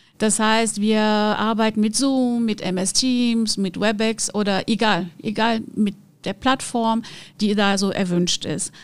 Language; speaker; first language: German; non-native, fluent; Portuguese